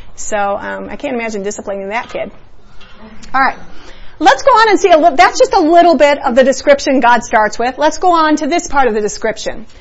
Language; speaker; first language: English; early bilingual, other home language; Spanish